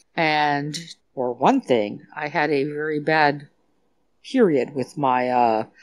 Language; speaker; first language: English; native; English